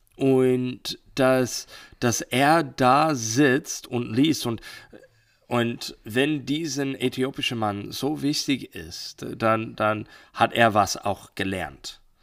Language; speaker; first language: German; non-native, learner; English